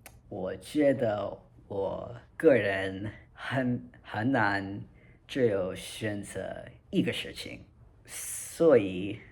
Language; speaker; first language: Chinese; non-native, learner; English